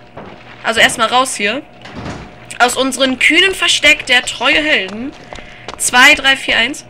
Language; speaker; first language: German; native; German